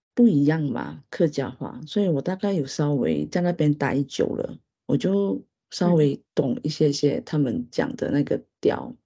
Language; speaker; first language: Chinese; non-native, local second language; Hakka Chinese